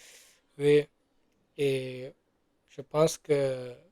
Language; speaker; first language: French; non-native, learner; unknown